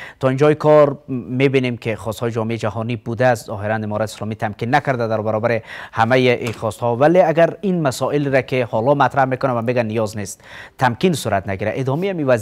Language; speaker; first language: Persian; native; Persian